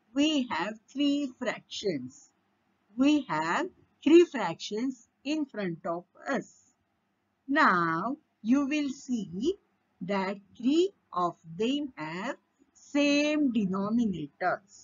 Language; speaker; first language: English; non-native, local second language; Marathi